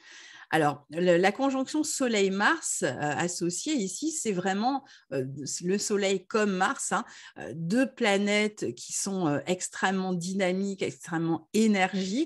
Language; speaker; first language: French; native; French